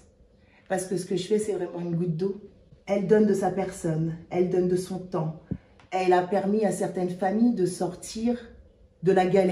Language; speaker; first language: French; native; French